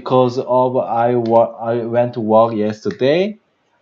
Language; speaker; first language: English; non-native, learner; Korean